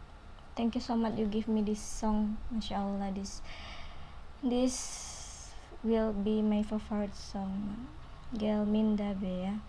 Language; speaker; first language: English; non-native, learner; Indonesian